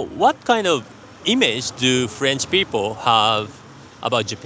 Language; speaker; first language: English; non-native, fluent; Japanese